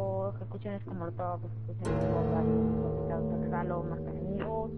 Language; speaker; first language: Spanish; native; Spanish